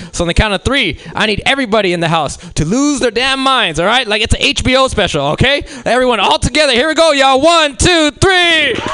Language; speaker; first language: English; native; English